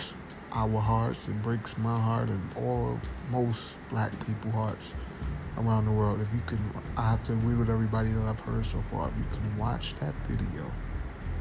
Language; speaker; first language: English; native; English